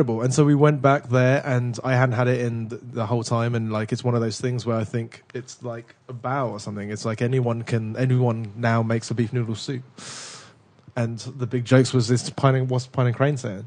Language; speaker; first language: English; native; English